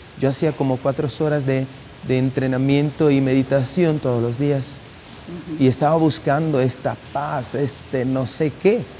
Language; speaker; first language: Spanish; non-native, fluent; Italian